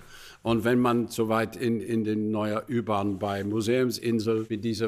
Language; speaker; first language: German; non-native, fluent; English